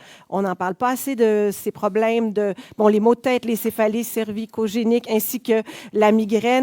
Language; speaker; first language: French; native; French